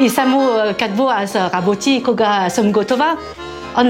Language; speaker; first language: Bulgarian; non-native, learner; French